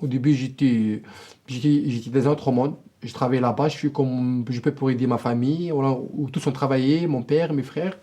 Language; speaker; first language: French; non-native, local second language; Arabic